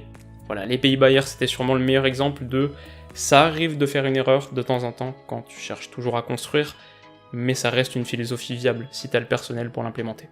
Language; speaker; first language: French; native; French